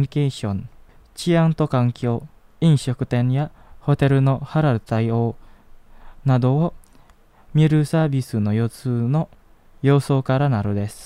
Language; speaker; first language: Japanese; non-native, fluent; Indonesian